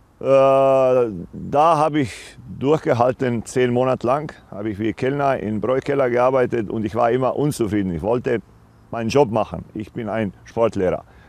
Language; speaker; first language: German; non-native, fluent; Croatian